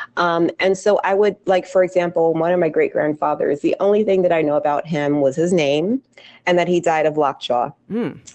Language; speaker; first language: English; native; English